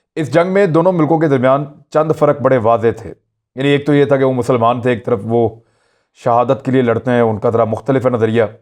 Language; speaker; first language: Urdu; non-native, local second language; Punjabi